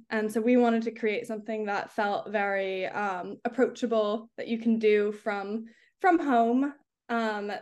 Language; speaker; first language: English; native; English